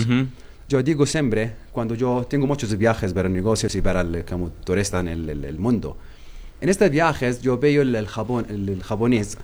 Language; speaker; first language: Spanish; non-native, learner; Arabic